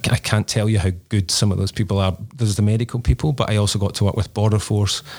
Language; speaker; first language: English; native; English